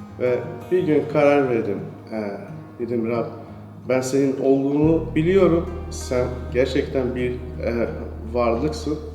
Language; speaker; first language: Turkish; non-native, fluent; Persian